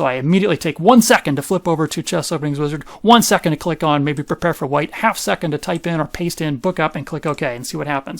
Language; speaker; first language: English; native; English